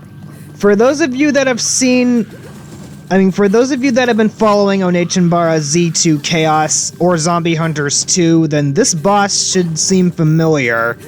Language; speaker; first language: English; native; English